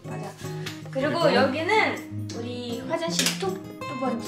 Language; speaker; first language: Korean; non-native, learner; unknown